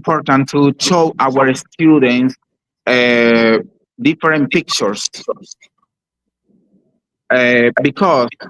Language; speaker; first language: English; non-native, learner; Spanish